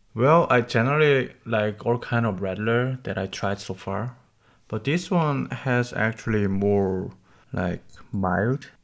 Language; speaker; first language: English; non-native, learner; Korean